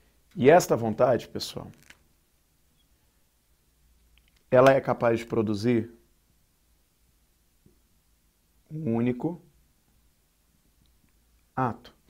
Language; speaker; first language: Portuguese; native; Portuguese